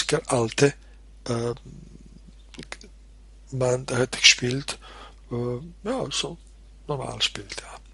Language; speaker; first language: German; non-native, fluent; Croatian